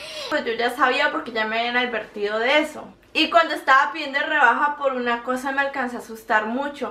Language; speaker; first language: Spanish; native; Spanish